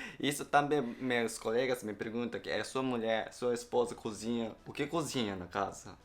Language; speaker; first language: Portuguese; non-native, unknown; Japanese